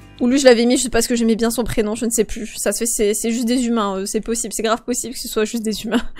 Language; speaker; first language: French; early bilingual, other home language; Polish